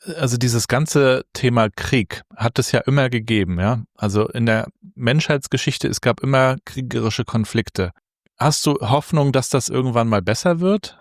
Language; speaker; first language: German; native; German